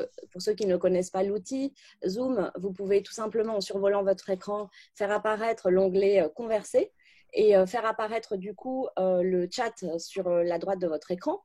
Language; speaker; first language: French; native; French